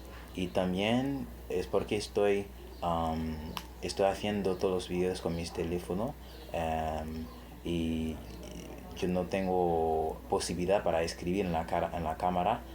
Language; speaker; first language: Spanish; non-native, fluent; Haitian Creole